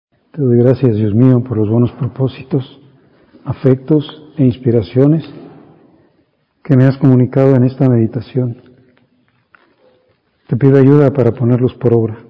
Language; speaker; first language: Spanish; native; Spanish